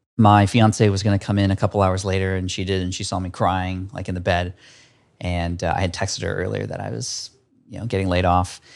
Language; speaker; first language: English; early bilingual, other home language; Filipino